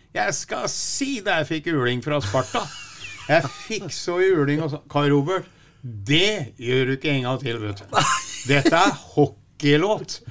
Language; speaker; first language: Norwegian; native; Norwegian